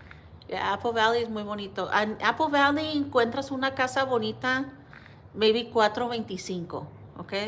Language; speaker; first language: Spanish; early bilingual, heritage; Spanish